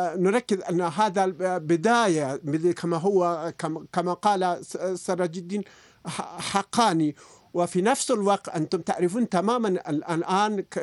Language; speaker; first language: Arabic; non-native, fluent; Persian